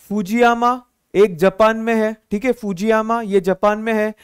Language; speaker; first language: Hindi; non-native, local second language; Marathi